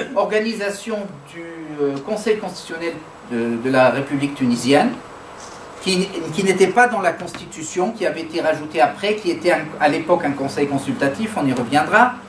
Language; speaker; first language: French; non-native, local second language; Arabic